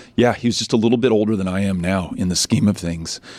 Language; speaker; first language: English; native; English